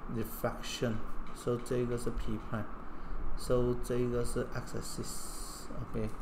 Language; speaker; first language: English; non-native, local second language; Chinese